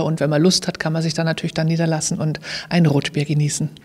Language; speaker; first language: German; native; German